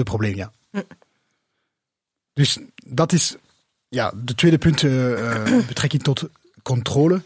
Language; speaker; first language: Dutch; non-native, local second language; French